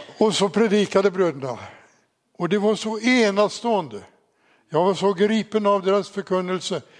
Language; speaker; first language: Swedish; native; Swedish